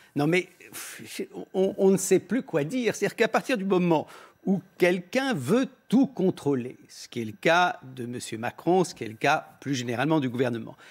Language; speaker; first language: French; native; French